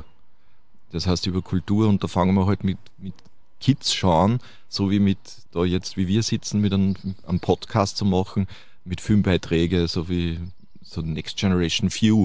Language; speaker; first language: German; native; German